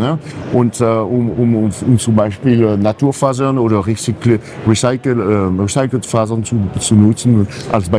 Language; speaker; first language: German; non-native, fluent; French